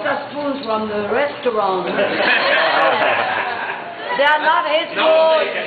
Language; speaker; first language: English; non-native, learner; Vietnamese